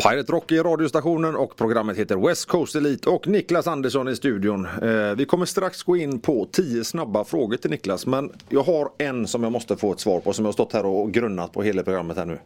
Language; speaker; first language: Swedish; native; Swedish